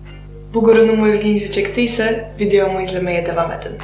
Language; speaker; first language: Turkish; non-native, fluent; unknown